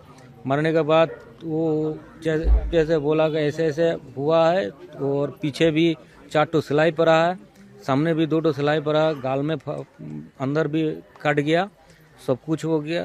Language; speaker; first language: Hindi; non-native, local second language; Bangla